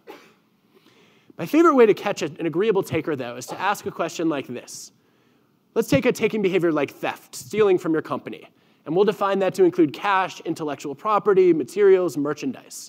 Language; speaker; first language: English; native; English